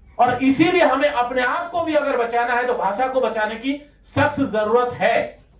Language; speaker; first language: Hindi; non-native, local second language; Rajasthani